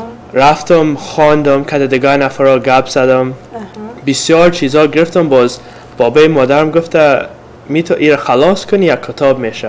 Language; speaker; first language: Persian; early bilingual, heritage; Persian